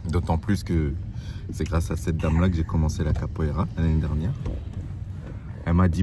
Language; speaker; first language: French; native; French